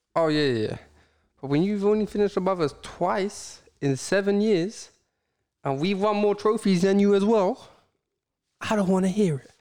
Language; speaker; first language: English; native; English